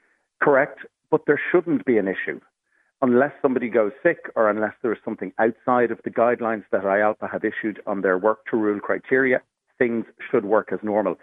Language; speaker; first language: English; native; English